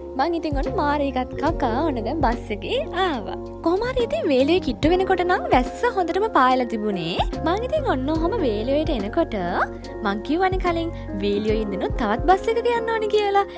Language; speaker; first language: Sinhala; native; Sinhala